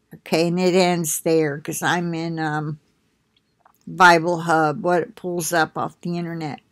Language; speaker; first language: English; native; English